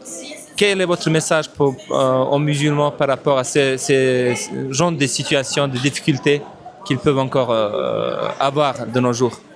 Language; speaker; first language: French; non-native, fluent; Bosnian